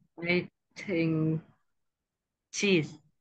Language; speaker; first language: English; non-native, learner; Vietnamese